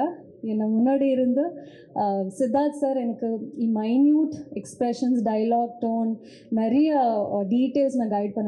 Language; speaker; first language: Tamil; non-native, learner; Kannada